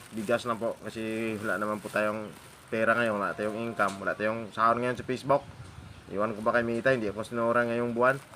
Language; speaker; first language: Filipino; non-native, local second language; Cebuano